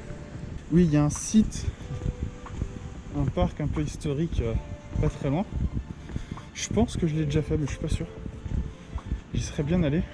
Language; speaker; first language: French; native; French